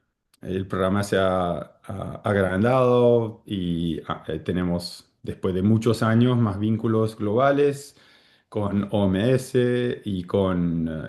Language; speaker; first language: Spanish; early bilingual, heritage; Spanish